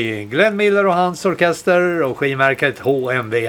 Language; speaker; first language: Swedish; native; Swedish